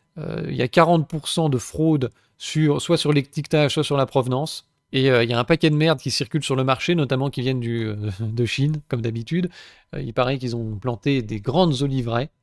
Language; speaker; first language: French; native; French